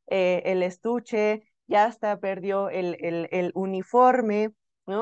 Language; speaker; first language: Spanish; native; Spanish